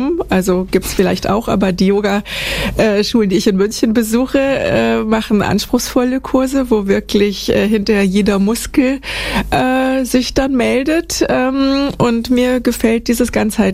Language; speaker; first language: German; native; German